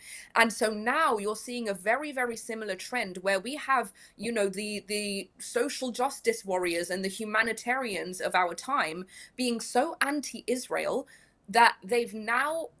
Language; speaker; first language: English; early bilingual, other home language; Persian